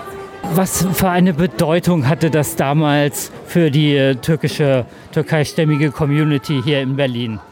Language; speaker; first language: German; native; German